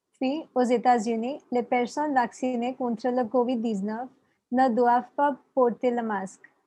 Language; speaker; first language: French; non-native, fluent; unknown